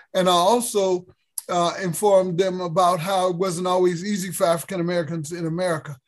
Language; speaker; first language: English; native; English